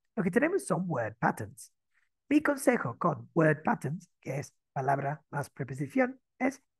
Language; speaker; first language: Spanish; non-native, fluent; English